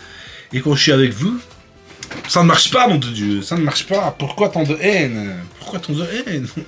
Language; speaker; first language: French; native; French